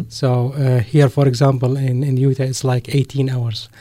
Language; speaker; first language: English; non-native, fluent; Arabic